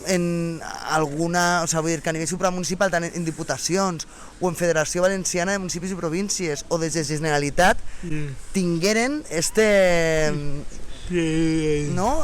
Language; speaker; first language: Catalan; native; Catalan